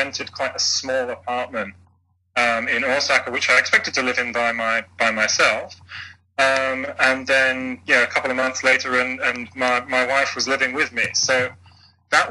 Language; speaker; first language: English; native; English